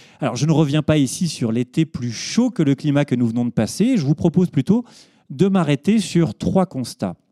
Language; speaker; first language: French; native; French